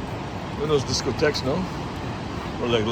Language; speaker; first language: Spanish; non-native, fluent; English